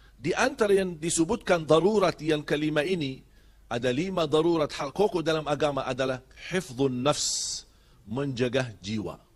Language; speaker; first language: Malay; non-native, fluent; Arabic